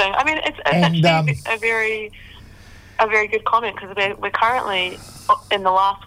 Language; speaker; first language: English; native; English